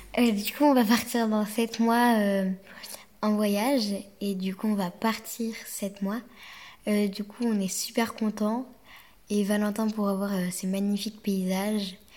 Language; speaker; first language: French; native; French